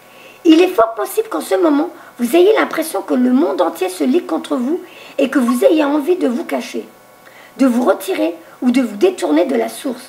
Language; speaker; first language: French; native; French